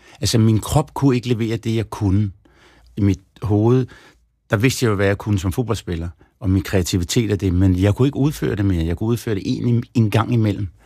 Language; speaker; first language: Danish; native; Danish